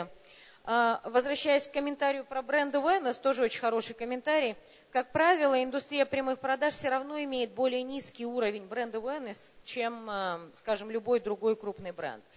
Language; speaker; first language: Russian; native; Russian